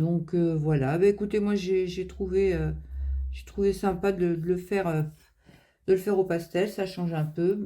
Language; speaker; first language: French; native; French